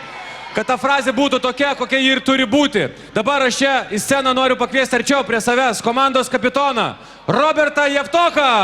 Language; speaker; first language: Lithuanian; native; Lithuanian